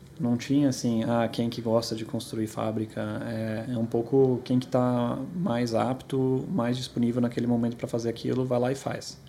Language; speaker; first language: Portuguese; early bilingual, other home language; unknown